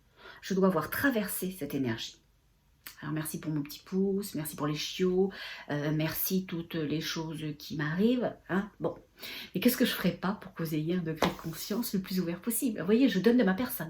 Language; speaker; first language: French; native; French